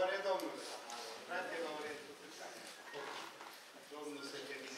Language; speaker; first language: Romanian; native; Romanian